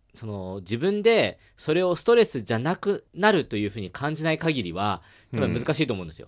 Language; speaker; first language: Japanese; native; Japanese